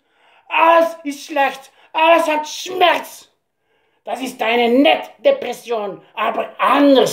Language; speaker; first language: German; non-native, learner; Dutch